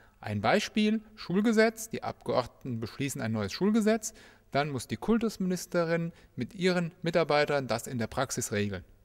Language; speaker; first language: German; native; German